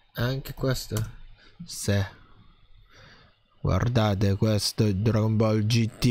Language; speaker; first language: Italian; non-native, learner; Japanese